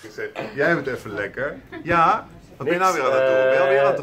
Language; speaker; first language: Dutch; native; Dutch